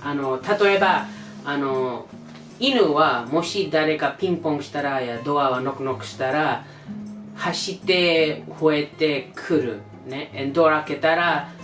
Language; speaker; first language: Japanese; non-native, learner; English